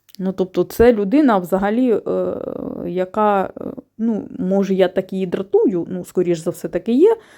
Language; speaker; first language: Ukrainian; non-native, local second language; Russian